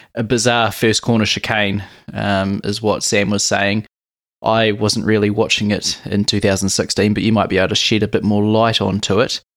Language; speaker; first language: English; native; English